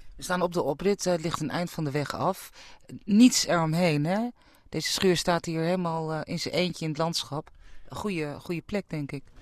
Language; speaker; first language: Dutch; native; Dutch